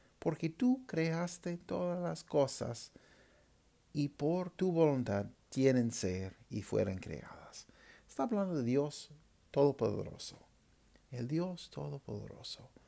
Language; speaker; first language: Spanish; non-native, fluent; English